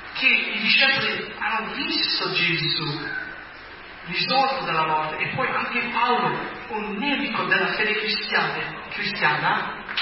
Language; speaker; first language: Italian; non-native, fluent; English